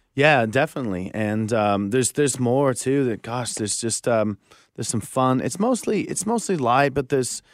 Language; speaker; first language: English; native; English